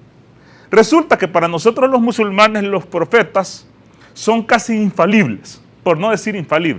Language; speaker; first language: Spanish; native; Spanish